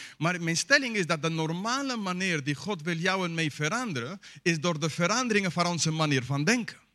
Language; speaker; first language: Dutch; non-native, fluent; English